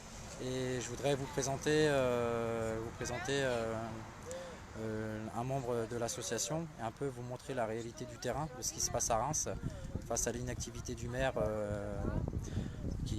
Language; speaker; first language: French; native; French